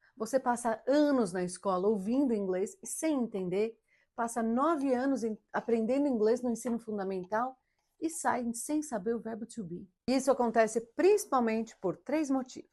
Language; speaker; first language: Portuguese; early bilingual, heritage; Portuguese